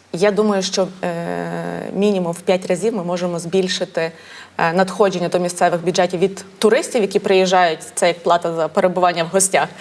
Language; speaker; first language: Ukrainian; native; Ukrainian